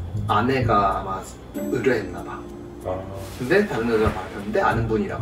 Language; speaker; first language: Korean; native; Korean